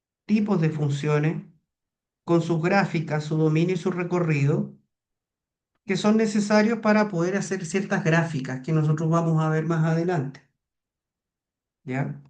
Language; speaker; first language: Spanish; native; Spanish